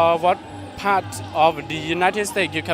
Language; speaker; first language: English; non-native, learner; Hmong